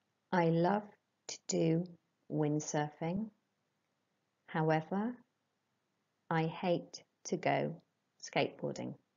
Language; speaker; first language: English; native; English